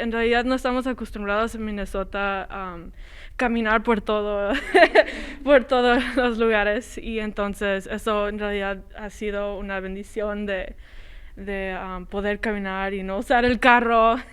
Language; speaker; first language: Spanish; non-native, fluent; English